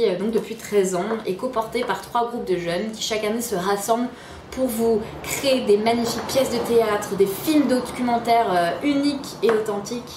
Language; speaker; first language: French; native; French